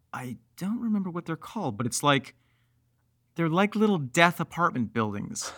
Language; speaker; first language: English; native; English